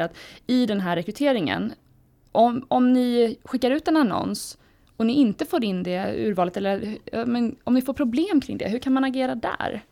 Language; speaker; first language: Swedish; native; Swedish